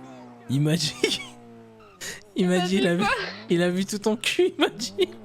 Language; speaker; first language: French; native; French